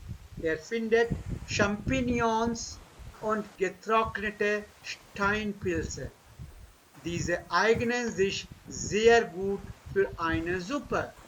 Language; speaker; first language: German; non-native, fluent; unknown